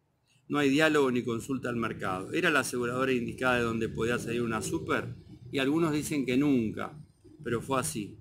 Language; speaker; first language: Spanish; native; Spanish